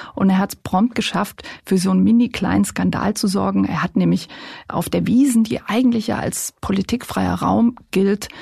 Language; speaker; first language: German; native; German